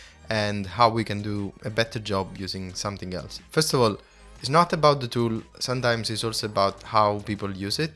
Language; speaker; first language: English; non-native, fluent; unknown